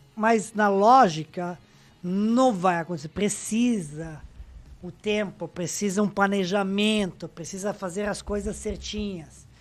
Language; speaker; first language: Portuguese; non-native, fluent; Serbian